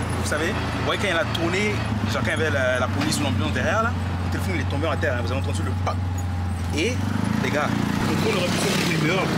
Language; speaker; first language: French; native; French